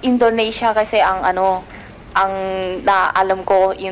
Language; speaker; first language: Filipino; non-native, learner; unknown